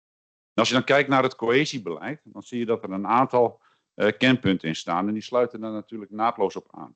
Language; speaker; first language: Dutch; native; Dutch